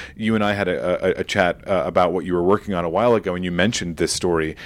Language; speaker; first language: English; native; English